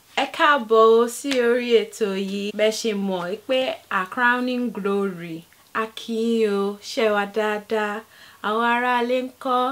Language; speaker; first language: Yoruba; early bilingual, heritage; Yoruba